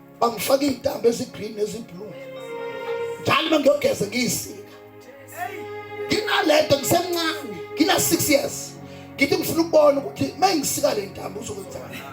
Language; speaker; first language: Zulu; non-native, local second language; Xhosa